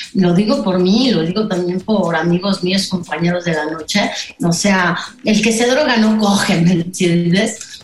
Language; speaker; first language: Spanish; native; Spanish